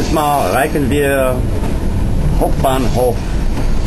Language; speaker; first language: German; non-native, learner; English